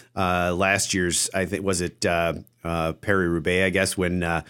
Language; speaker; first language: English; early bilingual, other home language; French